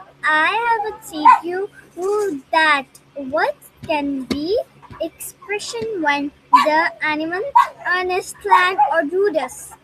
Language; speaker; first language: English; non-native, learner; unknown